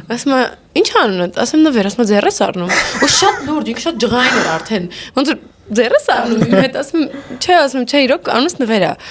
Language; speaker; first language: Armenian; early bilingual, heritage; Armenian